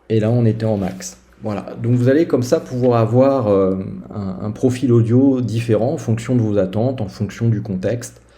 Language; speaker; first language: French; native; French